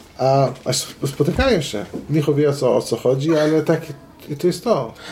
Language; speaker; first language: Polish; non-native, fluent; Arabic